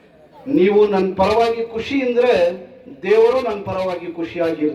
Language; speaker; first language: Kannada; non-native, fluent; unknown